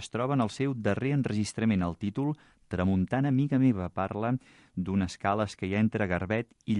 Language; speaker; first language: Catalan; native; Catalan